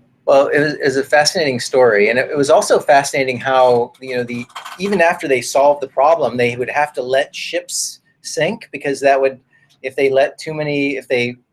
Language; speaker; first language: English; native; English